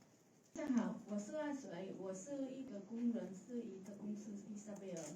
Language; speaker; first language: Chinese; non-native, learner; Vietnamese